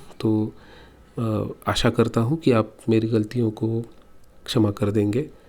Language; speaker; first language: Hindi; non-native, local second language; Marathi